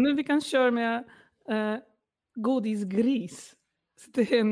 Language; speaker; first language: Swedish; non-native, fluent; Polish